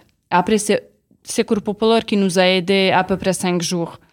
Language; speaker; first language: French; non-native, learner; Serbian